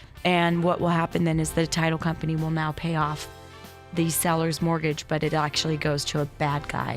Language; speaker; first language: English; native; English